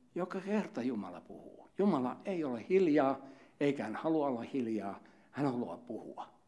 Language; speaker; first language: Finnish; native; Finnish